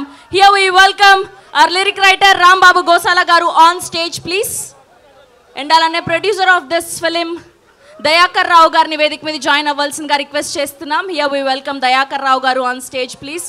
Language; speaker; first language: Telugu; native; Telugu